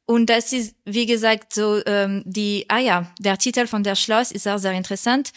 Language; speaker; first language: German; non-native, fluent; French